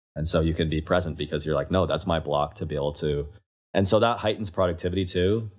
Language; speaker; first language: English; native; English